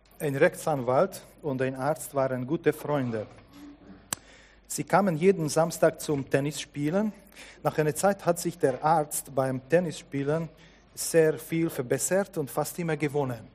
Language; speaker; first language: German; non-native, fluent; Hungarian